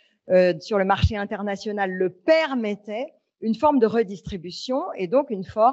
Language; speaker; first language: French; native; French